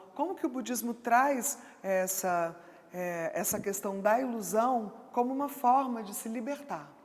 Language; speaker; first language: Portuguese; native; Portuguese